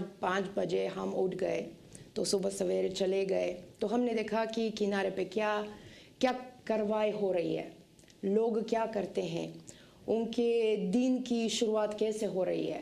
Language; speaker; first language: Hindi; non-native, fluent; Bulgarian